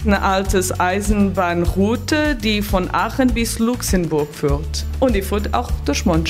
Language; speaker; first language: German; non-native, fluent; Portuguese